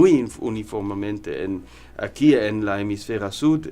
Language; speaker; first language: Spanish; non-native, learner; German